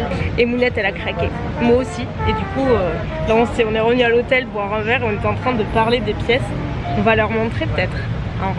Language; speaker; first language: French; native; French